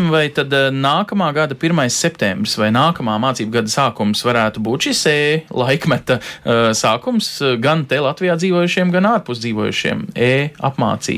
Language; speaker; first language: Latvian; native; Latvian